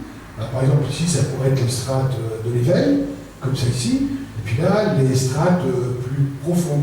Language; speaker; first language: French; native; French